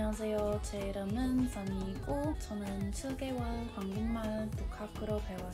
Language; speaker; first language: Korean; non-native, learner; English